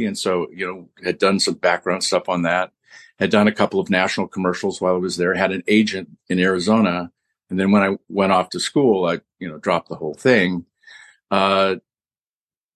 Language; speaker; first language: English; native; English